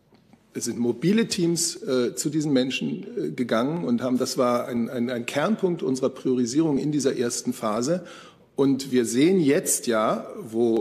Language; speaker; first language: German; native; German